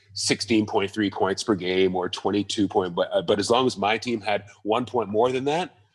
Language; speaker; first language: English; native; English